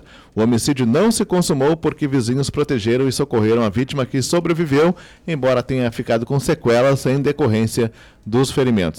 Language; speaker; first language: Portuguese; native; Portuguese